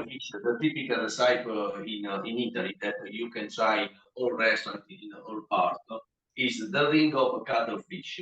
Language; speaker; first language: English; non-native, learner; Italian